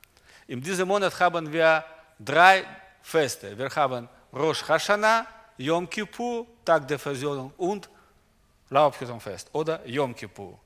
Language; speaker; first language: German; non-native, learner; Russian